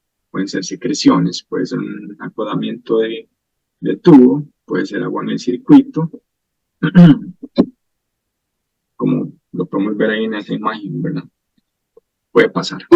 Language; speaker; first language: Spanish; native; Spanish